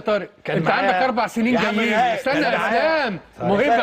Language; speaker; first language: Arabic; native; Arabic